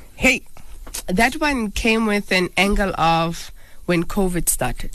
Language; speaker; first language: English; non-native, local second language; Zulu